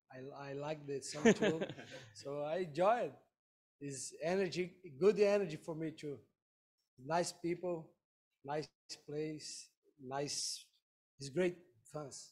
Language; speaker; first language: English; non-native, learner; Portuguese